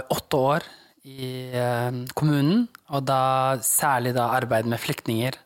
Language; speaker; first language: Norwegian; early bilingual, other home language; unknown